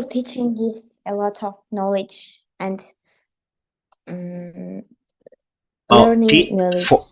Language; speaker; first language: English; non-native, learner; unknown